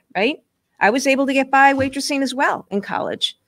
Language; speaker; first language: English; native; English